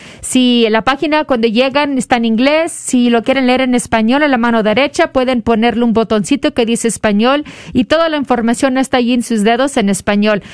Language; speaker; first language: Spanish; early bilingual, heritage; Spanish